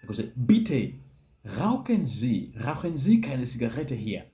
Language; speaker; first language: German; non-native, learner; English